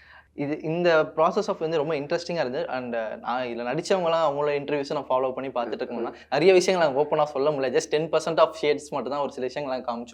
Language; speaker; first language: Tamil; native; Tamil